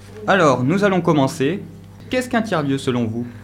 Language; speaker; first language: French; native; French